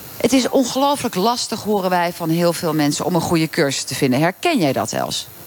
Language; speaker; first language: Dutch; native; Dutch